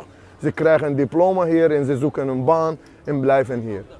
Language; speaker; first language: Dutch; non-native, fluent; Azerbaijani